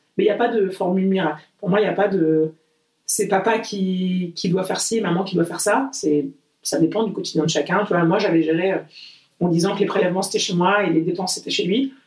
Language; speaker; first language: French; early bilingual, other home language; Portuguese